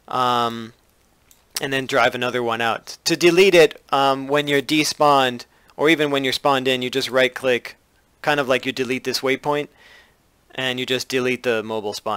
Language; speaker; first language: English; native; English